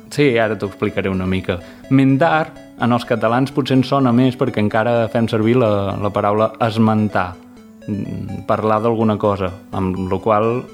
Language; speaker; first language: Catalan; native; Catalan